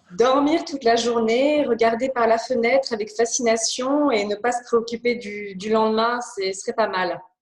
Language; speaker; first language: French; early bilingual, other home language; Polish